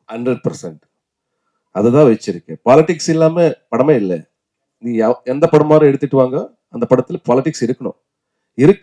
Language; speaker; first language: Tamil; non-native, learner; Kannada